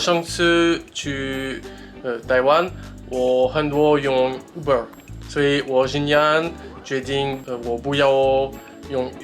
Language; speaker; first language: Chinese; non-native, learner; French